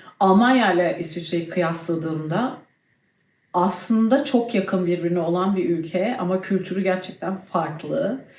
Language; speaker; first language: Turkish; early bilingual, heritage; Turkish